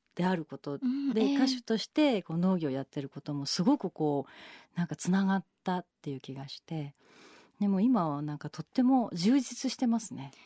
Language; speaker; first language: Japanese; native; Japanese